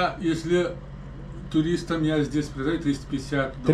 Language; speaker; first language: Russian; non-native, learner; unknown